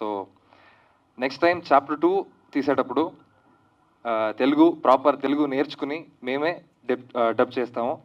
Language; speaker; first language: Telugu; non-native, learner; Kannada